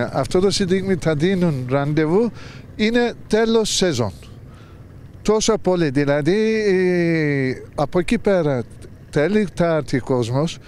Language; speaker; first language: Greek; non-native, learner; Turkish